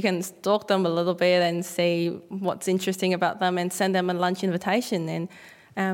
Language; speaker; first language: English; non-native, local second language; Cantonese